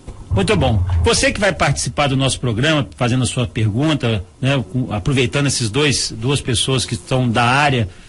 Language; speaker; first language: Portuguese; native; Portuguese